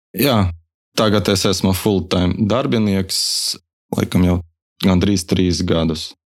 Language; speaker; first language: Latvian; non-native, local second language; Russian